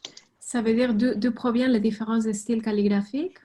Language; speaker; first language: French; non-native, fluent; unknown